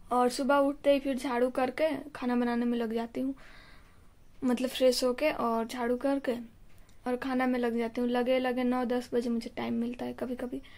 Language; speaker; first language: Hindi; native; Hindi